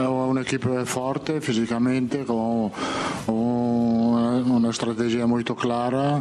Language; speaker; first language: Portuguese; non-native, fluent; Italian